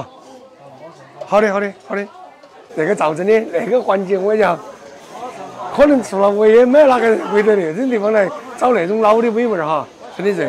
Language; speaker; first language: Chinese; native; Chinese